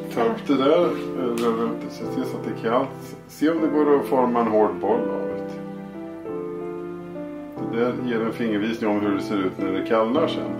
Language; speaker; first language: Swedish; native; Swedish